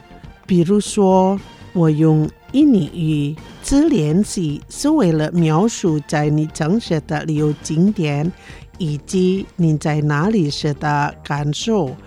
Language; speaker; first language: Chinese; non-native, fluent; Indonesian